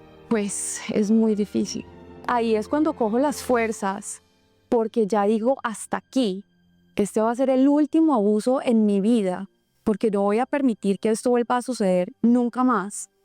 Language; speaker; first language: Spanish; native; Spanish